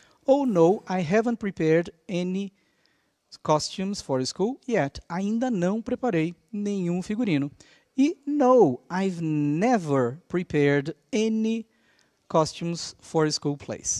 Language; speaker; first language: English; non-native, fluent; Portuguese